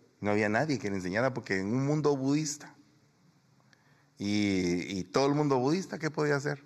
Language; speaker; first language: Spanish; native; Spanish